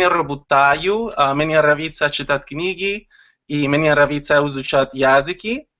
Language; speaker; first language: Russian; non-native, learner; Spanish